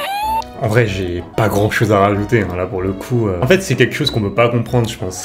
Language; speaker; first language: French; native; French